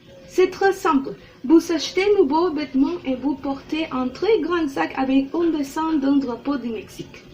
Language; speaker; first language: French; non-native, learner; Spanish